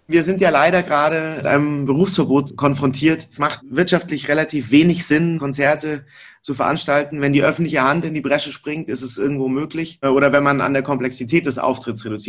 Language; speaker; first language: German; native; German